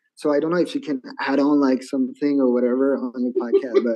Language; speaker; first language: English; non-native, fluent; French